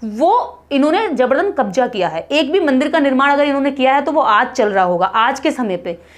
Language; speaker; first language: Hindi; native; Hindi